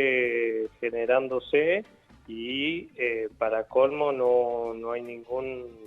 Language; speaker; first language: Spanish; native; Spanish